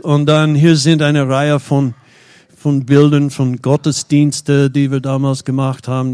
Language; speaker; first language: German; non-native, fluent; English